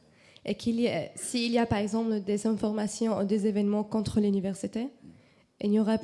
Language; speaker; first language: French; non-native, learner; Arabic